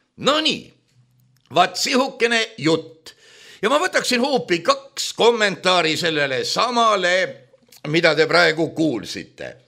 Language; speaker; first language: Estonian; native; Estonian